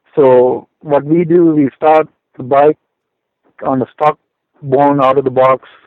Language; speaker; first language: English; non-native, local second language; Sinhala